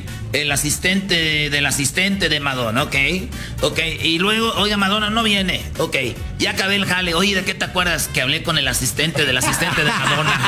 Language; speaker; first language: Spanish; native; Spanish